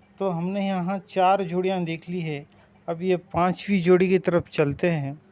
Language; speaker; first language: Urdu; native; Urdu